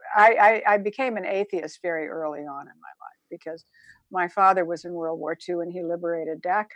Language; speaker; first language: English; native; English